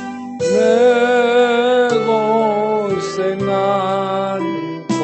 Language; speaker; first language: Korean; native; Korean